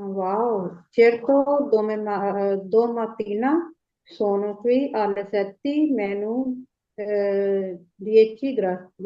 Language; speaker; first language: Italian; non-native, learner; Punjabi